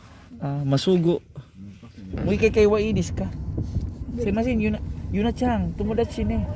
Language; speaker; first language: Japanese; non-native, learner; Cebuano